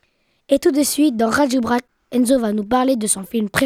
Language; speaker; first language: French; native; French